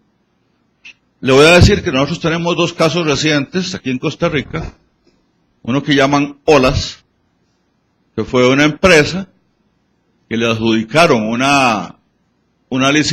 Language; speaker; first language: Spanish; native; Spanish